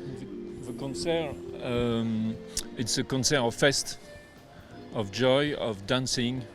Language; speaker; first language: English; non-native, learner; French